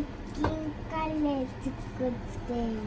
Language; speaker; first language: Japanese; early bilingual, other home language; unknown